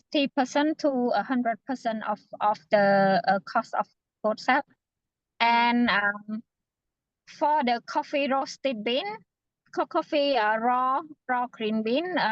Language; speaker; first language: English; non-native, fluent; Khmer